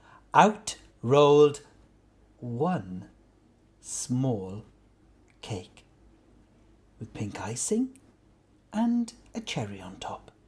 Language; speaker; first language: English; native; English